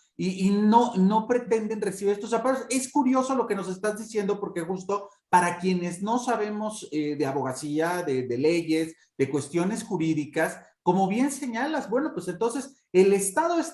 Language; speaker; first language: Spanish; native; Spanish